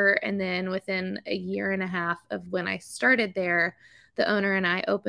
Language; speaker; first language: English; native; English